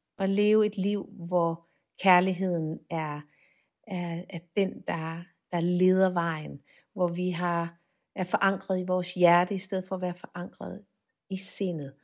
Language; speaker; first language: Danish; native; Danish